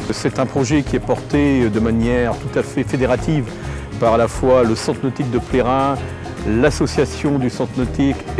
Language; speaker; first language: French; native; French